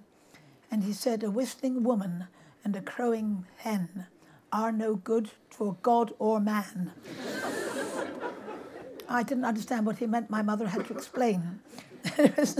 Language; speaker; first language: English; native; English